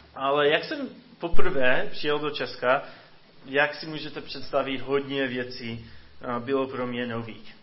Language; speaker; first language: Czech; non-native, fluent; English